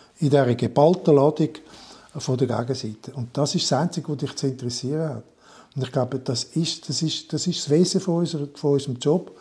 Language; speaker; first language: German; non-native, local second language; French